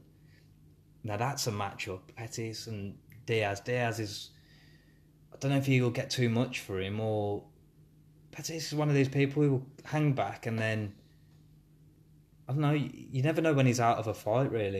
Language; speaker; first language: English; native; English